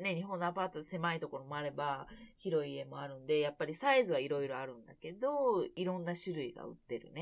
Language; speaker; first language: Japanese; early bilingual, heritage; Japanese